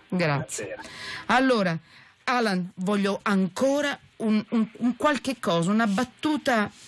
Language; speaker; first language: Italian; native; Italian